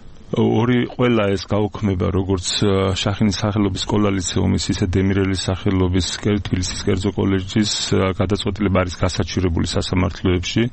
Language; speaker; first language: Georgian; native; Georgian